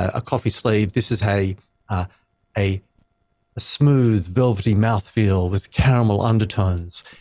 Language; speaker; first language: English; native; English